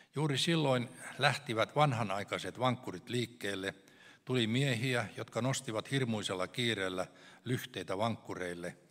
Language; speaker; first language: Finnish; native; Finnish